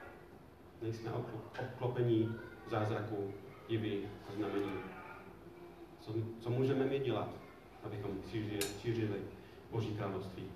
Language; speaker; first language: Czech; non-native, fluent; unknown